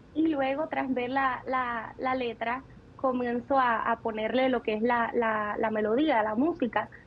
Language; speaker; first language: Spanish; native; Spanish